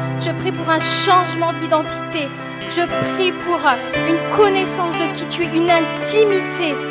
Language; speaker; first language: French; native; French